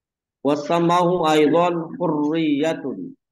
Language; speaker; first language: Arabic; non-native, fluent; Indonesian